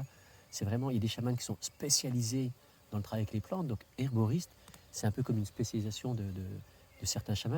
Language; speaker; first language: French; native; French